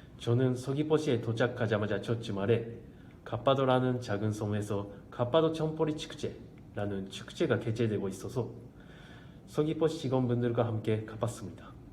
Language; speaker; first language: Korean; non-native, learner; Japanese